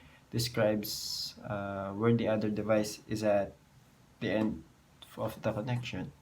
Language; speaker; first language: English; non-native, local second language; Filipino